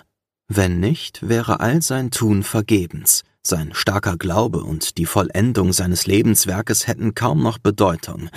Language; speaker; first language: German; native; German